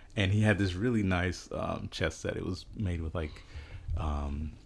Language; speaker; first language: English; early bilingual, other home language; Yoruba